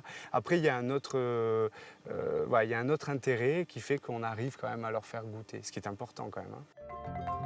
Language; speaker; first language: French; native; French